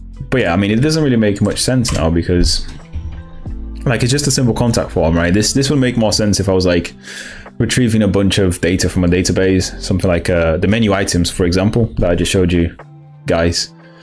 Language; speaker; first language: English; non-native, fluent; Portuguese